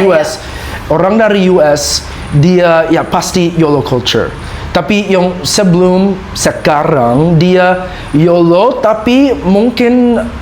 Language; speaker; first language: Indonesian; non-native, learner; English